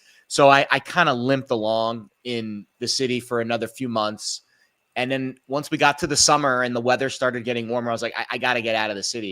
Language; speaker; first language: English; native; English